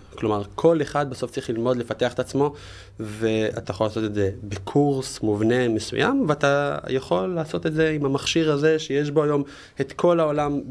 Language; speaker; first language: Hebrew; native; Hebrew